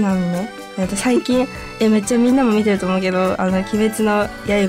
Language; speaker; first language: Japanese; native; Japanese